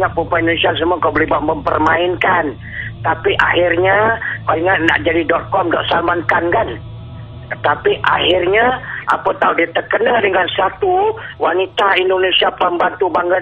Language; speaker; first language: Malay; native; Malay